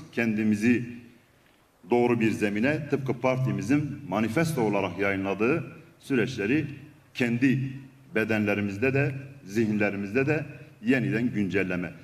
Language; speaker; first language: Turkish; non-native, local second language; Kurdish